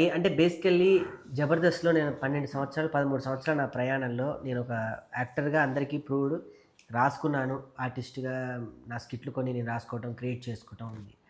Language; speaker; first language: Telugu; native; Telugu